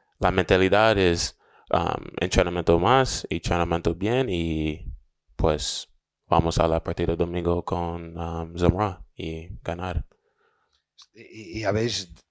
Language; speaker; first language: Spanish; non-native, learner; English